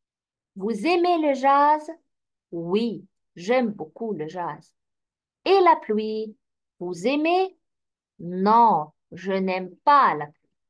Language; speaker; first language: French; non-native, fluent; Arabic